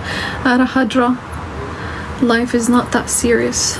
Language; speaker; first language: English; non-native, fluent; Amharic